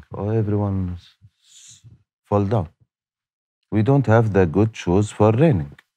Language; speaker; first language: English; non-native, learner; Arabic